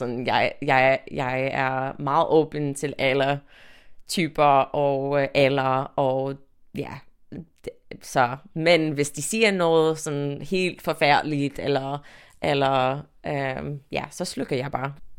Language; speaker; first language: Danish; non-native, fluent; English